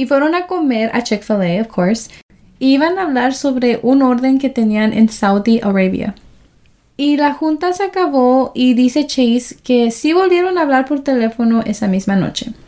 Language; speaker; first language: Spanish; early bilingual, heritage; Spanish